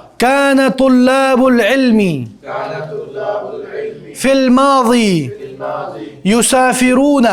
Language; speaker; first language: Arabic; non-native, fluent; Urdu